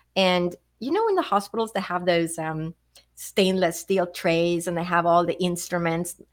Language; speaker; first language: English; non-native, fluent; Swedish